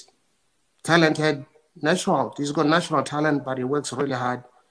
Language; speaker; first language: English; non-native, local second language; Venda